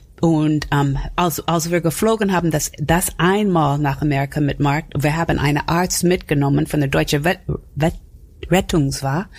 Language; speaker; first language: German; non-native, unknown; English